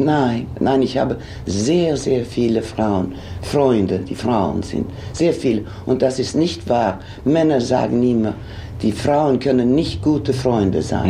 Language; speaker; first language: German; non-native, fluent; Swedish